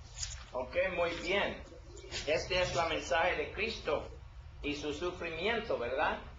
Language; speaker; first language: Spanish; non-native, learner; English